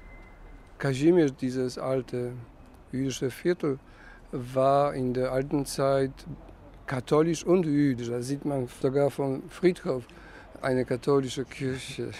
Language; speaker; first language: German; non-native, fluent; Polish